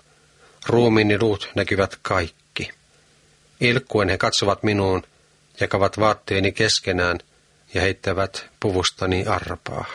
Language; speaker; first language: Finnish; native; Finnish